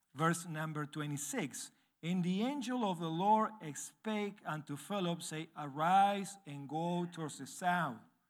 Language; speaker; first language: English; non-native, fluent; Spanish